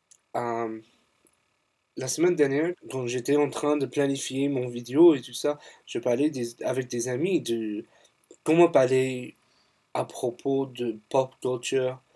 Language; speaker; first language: French; non-native, fluent; English